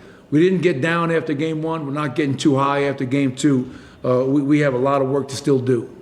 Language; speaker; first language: English; native; English